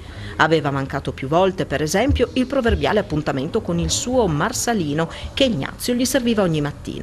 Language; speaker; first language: Italian; native; Italian